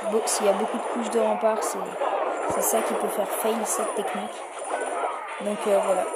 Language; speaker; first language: French; native; French